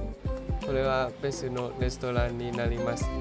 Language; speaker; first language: Japanese; non-native, learner; Thai